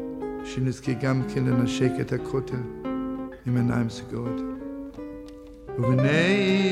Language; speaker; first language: Hebrew; non-native, fluent; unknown